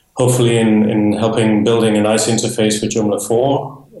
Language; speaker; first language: English; non-native, fluent; Danish